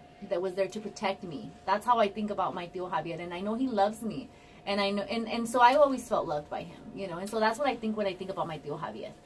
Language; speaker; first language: English; early bilingual, other home language; Spanish